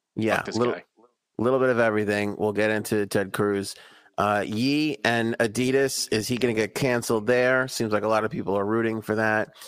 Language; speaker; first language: English; native; English